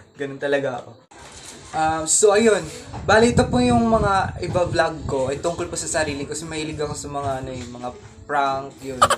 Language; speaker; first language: Filipino; non-native, local second language; Cebuano